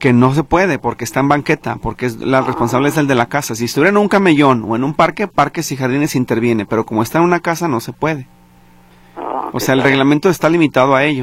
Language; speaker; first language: Spanish; native; Spanish